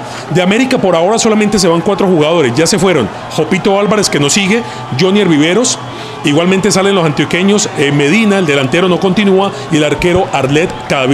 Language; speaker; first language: Spanish; native; Spanish